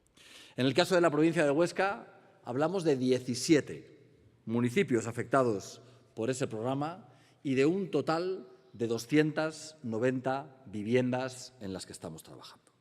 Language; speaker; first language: Spanish; native; Spanish